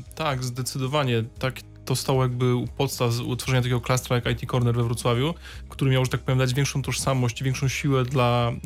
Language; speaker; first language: Polish; native; Polish